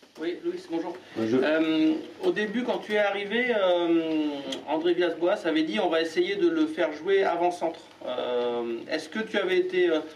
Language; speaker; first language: French; native; French